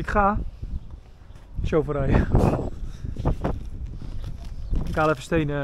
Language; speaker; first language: Dutch; native; Dutch